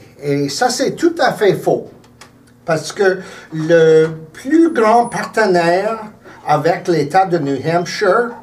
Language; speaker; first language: French; early bilingual, heritage; English